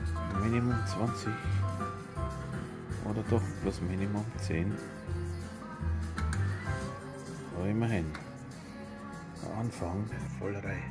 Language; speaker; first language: German; native; German